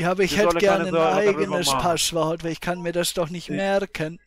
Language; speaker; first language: German; native; German